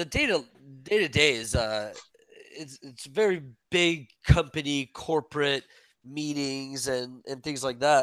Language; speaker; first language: English; non-native, fluent; French